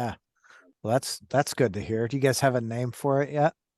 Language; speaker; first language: English; native; English